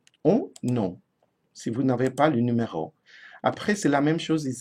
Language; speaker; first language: French; non-native, fluent; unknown